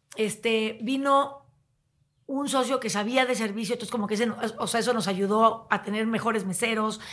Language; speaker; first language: Spanish; native; Spanish